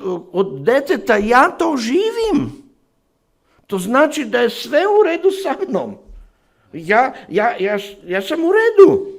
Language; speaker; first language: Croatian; non-native, fluent; Slovak